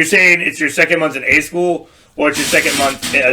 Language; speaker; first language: English; native; English